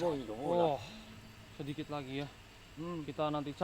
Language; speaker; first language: Indonesian; native; Indonesian